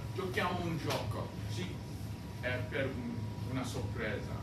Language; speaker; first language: Italian; non-native, learner; English